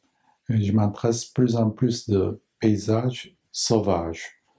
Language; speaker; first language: French; non-native, learner; Japanese